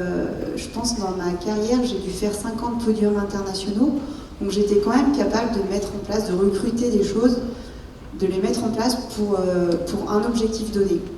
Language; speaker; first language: French; native; French